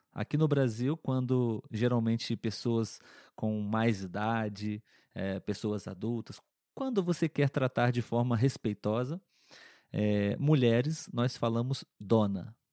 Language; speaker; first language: Portuguese; native; Portuguese